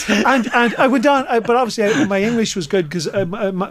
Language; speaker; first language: English; native; English